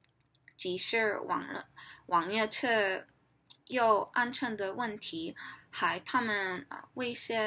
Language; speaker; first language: Chinese; non-native, learner; English